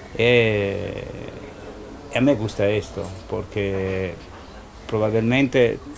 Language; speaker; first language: Spanish; non-native, learner; Italian